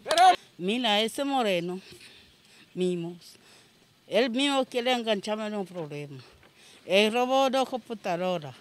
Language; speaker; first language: Spanish; non-native, fluent; Haitian Creole